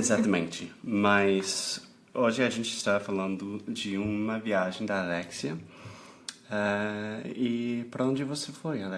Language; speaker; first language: Portuguese; non-native, fluent; English